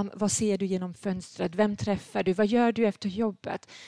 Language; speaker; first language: Swedish; non-native, fluent; French